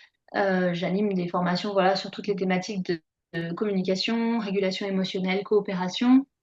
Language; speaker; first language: French; native; French